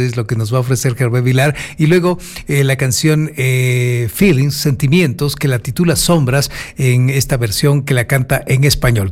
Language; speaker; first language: Spanish; native; Spanish